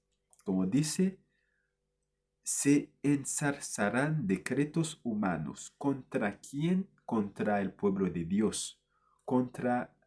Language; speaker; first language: Spanish; non-native, fluent; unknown